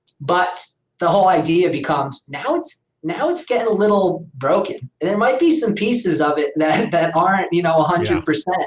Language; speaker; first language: English; native; English